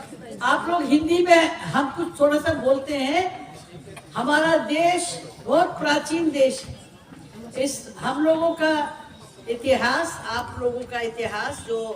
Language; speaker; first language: Hindi; non-native, local second language; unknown